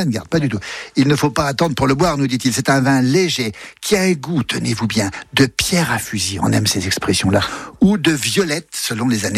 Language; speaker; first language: French; native; French